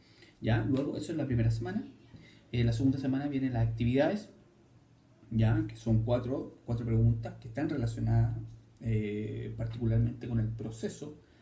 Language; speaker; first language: Spanish; native; Spanish